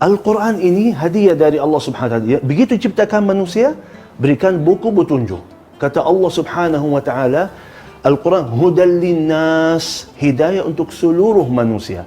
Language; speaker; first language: Indonesian; non-native, fluent; Arabic